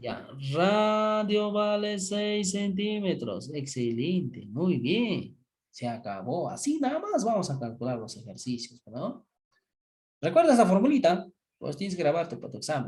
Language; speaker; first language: Spanish; native; Spanish